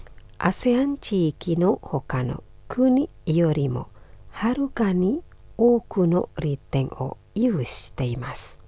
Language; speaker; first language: Japanese; non-native, fluent; Indonesian